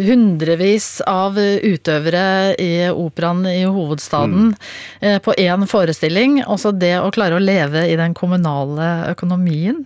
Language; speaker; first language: Norwegian; native; Norwegian